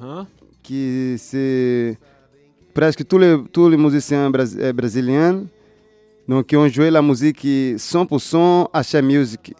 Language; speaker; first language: French; non-native, learner; Portuguese